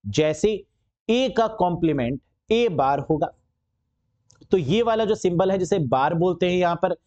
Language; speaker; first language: Hindi; native; Hindi